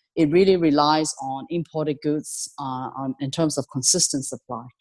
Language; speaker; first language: English; non-native, local second language; Cantonese